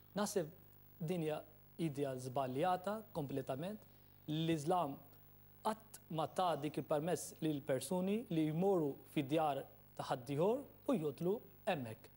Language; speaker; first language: Maltese; non-native, fluent; Urdu